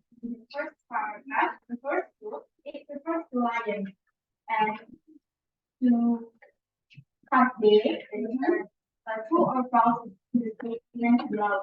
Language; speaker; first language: English; non-native, fluent; Indonesian